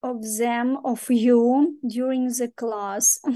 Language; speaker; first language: English; non-native, fluent; Ukrainian